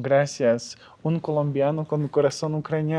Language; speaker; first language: Spanish; non-native, fluent; Ukrainian